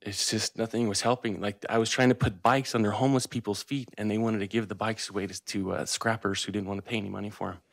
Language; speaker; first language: English; early bilingual, other home language; Spanish